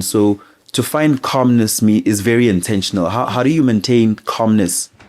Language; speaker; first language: English; non-native, local second language; Zulu